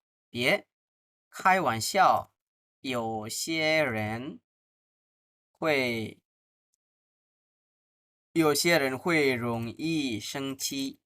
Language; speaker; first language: Chinese; non-native, fluent; Bangla